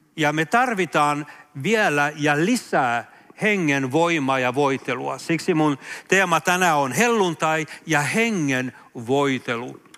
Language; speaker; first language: Finnish; early bilingual, heritage; Finnish